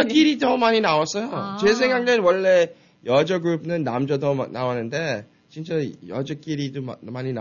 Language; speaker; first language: Korean; early bilingual, heritage; Korean